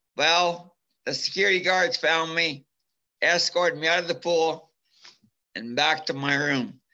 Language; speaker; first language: English; native; English